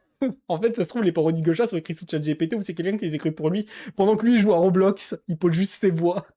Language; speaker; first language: French; native; French